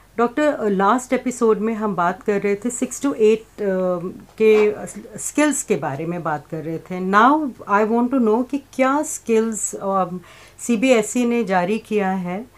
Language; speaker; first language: Hindi; native; Hindi